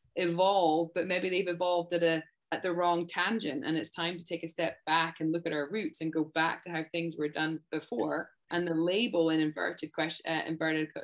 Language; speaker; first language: English; native; English